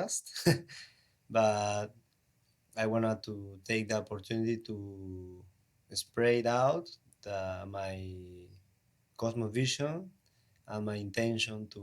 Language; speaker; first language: English; non-native, learner; Spanish